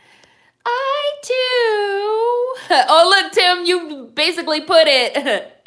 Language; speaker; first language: English; native; English